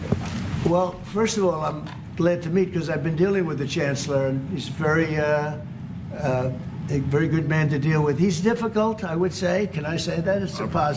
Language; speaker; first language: English; native; English